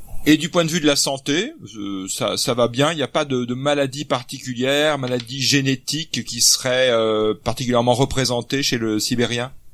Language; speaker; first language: French; native; French